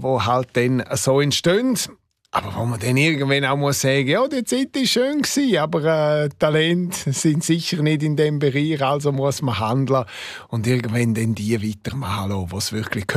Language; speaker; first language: German; non-native, local second language; Romansh